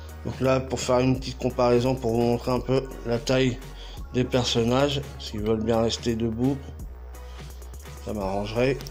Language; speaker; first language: French; native; French